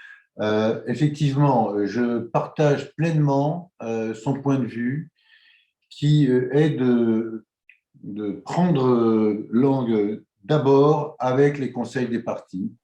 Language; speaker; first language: French; native; French